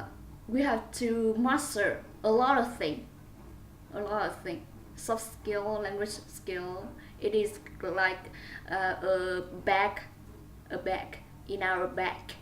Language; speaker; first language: English; non-native, learner; Vietnamese